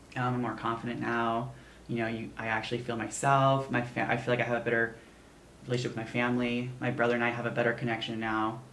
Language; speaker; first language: English; native; English